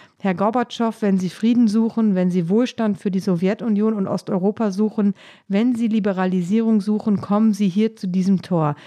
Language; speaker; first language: German; native; German